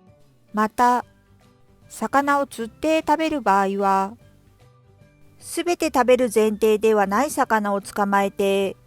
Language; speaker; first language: Japanese; non-native, fluent; Korean